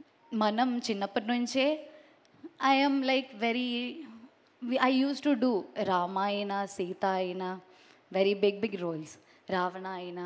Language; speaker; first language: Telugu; non-native, learner; Malayalam